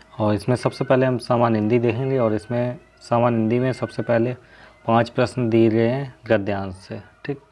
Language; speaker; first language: Hindi; native; Hindi